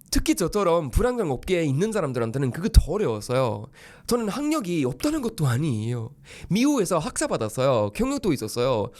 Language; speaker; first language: Korean; non-native, fluent; Swedish